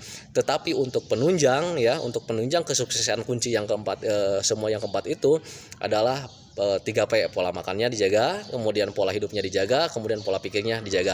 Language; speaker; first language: Indonesian; native; Indonesian